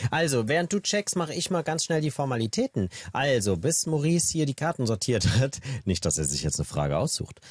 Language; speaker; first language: German; native; German